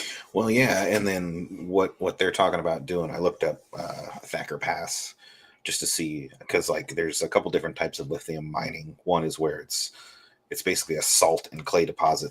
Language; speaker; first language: English; native; English